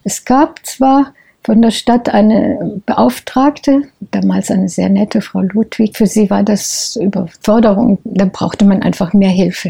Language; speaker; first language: German; native; German